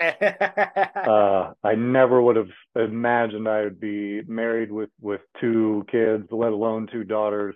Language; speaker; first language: English; native; English